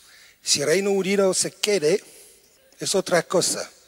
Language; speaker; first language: Spanish; non-native, fluent; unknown